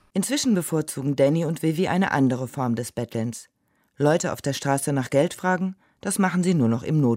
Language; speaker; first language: German; native; German